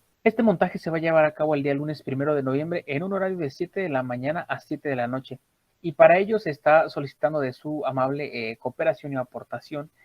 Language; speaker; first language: Spanish; native; Spanish